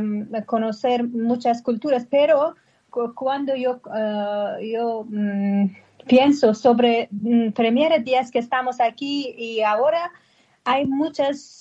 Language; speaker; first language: Spanish; non-native, learner; Persian